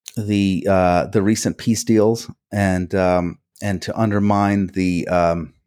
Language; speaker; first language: English; early bilingual, other home language; Hungarian